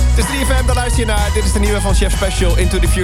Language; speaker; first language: Dutch; native; Dutch